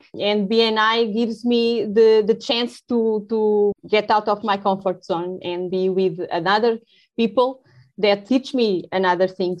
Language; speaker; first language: English; non-native, learner; Portuguese